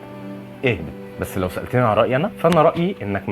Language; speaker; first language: Arabic; native; Arabic